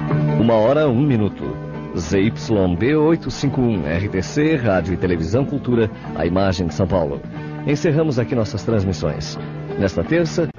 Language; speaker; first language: Portuguese; native; Portuguese